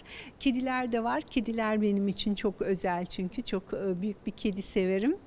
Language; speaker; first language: Turkish; native; Turkish